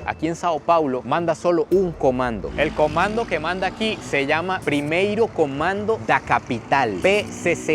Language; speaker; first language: Spanish; native; Spanish